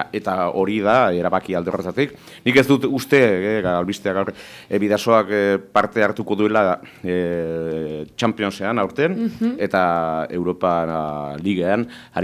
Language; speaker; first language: Basque; native; Basque